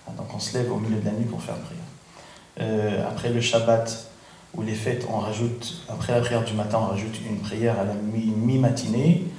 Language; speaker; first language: French; non-native, fluent; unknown